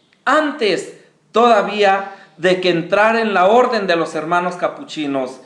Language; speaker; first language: Spanish; native; Spanish